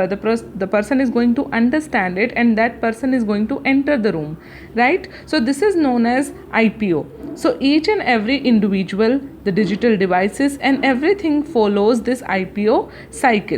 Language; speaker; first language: English; non-native, local second language; Hindi